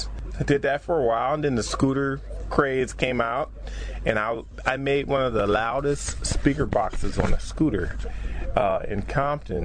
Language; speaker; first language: English; native; English